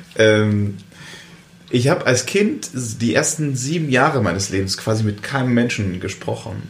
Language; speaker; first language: German; native; German